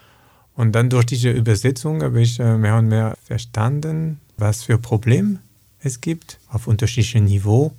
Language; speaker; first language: German; non-native, learner; French